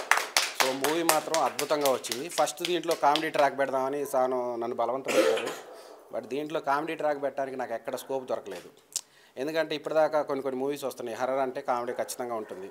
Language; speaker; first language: Telugu; native; Telugu